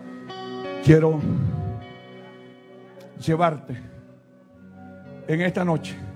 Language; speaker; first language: Spanish; native; Spanish